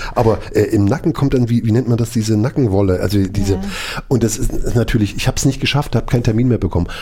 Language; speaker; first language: German; native; German